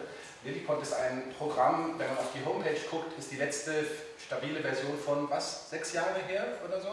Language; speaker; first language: German; native; German